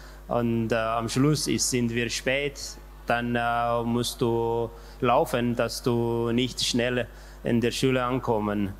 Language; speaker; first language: German; non-native, learner; Tigrinya